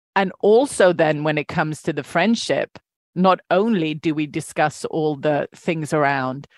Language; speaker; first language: English; non-native, fluent; Swedish